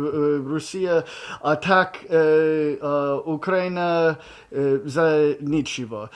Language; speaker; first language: Russian; non-native, learner; English